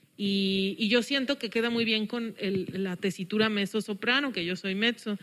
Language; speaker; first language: Spanish; early bilingual, heritage; English